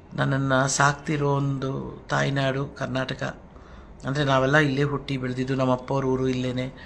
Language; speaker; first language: Kannada; non-native, local second language; Telugu